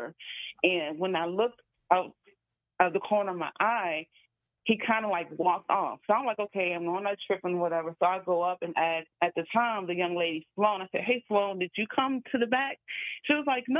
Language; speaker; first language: English; native; English